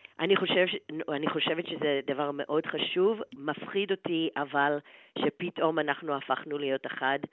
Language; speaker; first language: Hebrew; non-native, fluent; English